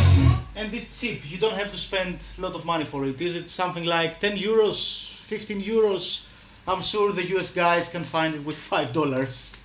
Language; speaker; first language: English; non-native, fluent; Greek